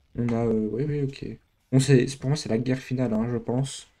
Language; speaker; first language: French; native; French